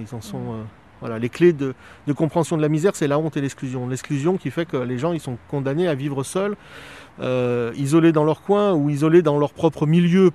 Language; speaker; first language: French; native; French